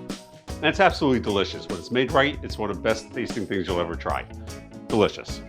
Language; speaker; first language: English; native; English